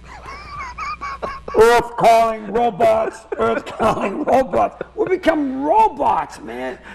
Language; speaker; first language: English; native; English